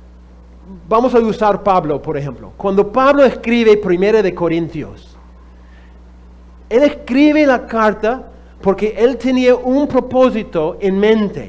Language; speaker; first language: Spanish; non-native, fluent; English